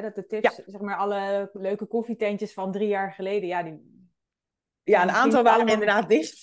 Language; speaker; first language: Dutch; native; Dutch